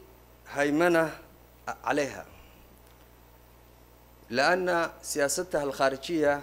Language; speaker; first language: Arabic; non-native, local second language; Somali